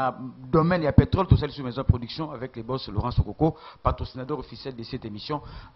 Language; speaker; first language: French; non-native, local second language; Lingala